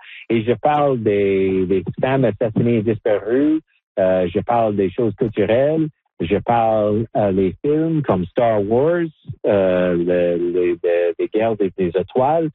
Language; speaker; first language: French; non-native, local second language; English